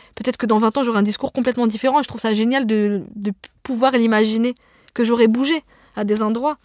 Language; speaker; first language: French; early bilingual, other home language; Arabic